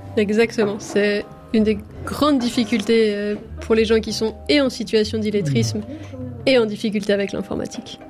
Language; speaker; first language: French; native; French